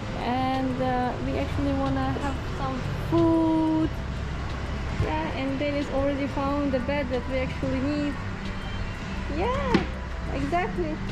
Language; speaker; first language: English; non-native, fluent; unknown